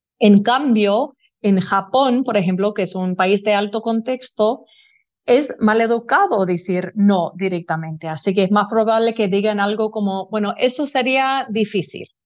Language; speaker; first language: Spanish; early bilingual, heritage; Spanish